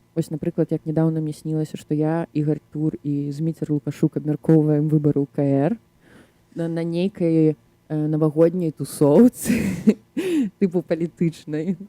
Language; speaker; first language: Belarusian; non-native, local second language; Russian